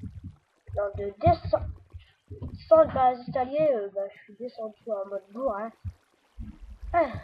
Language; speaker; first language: French; native; French